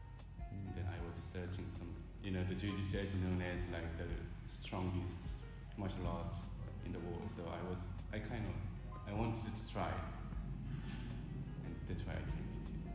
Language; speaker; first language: English; non-native, fluent; Korean